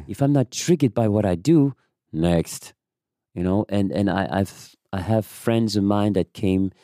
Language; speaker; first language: English; non-native, fluent; French